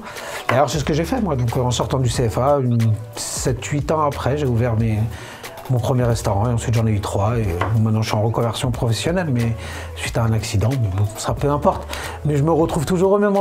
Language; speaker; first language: French; native; French